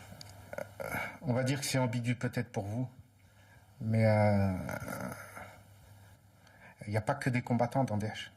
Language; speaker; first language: French; native; French